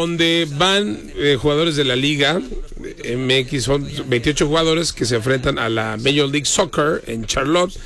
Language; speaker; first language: Spanish; native; Spanish